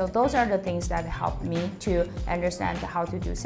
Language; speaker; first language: English; non-native, fluent; Chinese